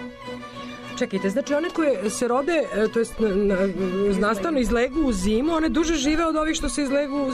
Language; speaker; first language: Serbian; native; Serbian